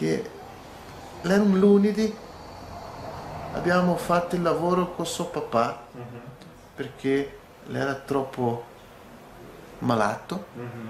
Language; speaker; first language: Italian; non-native, learner; Portuguese